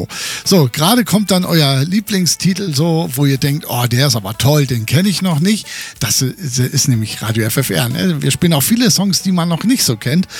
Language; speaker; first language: German; native; German